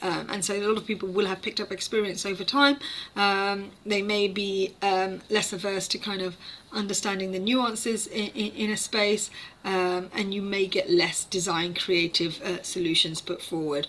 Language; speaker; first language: English; native; English